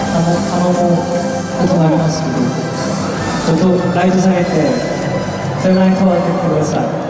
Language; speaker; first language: Japanese; non-native, fluent; Korean